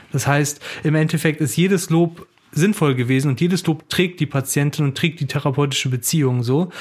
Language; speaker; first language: German; early bilingual, other home language; Turkish